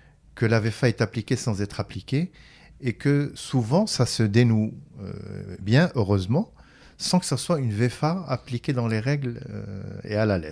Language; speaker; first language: French; non-native, local second language; Arabic